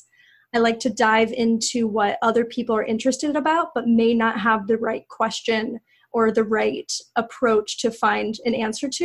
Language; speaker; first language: English; native; English